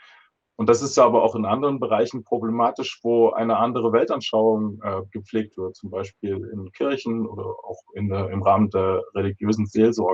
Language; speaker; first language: German; native; German